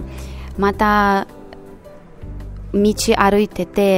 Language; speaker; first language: Japanese; non-native, fluent; Russian